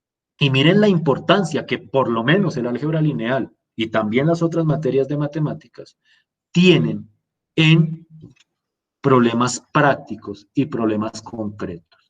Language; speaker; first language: Spanish; native; Spanish